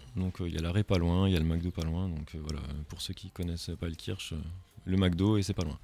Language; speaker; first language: French; native; French